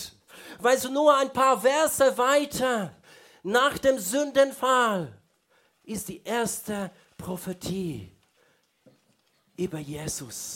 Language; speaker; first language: German; non-native, fluent; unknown